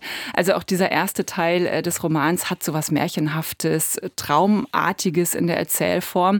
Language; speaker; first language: German; native; German